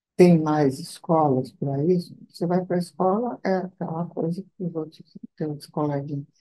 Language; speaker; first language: Portuguese; non-native, fluent; Italian